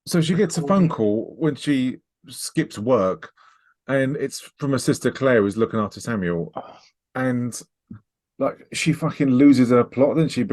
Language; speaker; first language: English; native; English